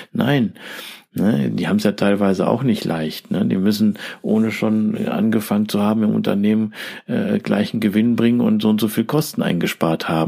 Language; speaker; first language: German; native; German